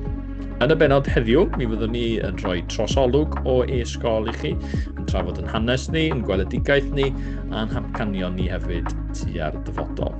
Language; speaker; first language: Welsh; native; Welsh